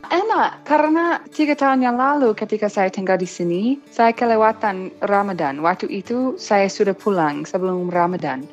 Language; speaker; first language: Indonesian; non-native, fluent; English